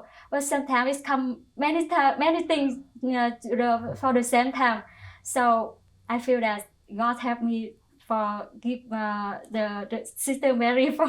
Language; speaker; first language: English; non-native, learner; Vietnamese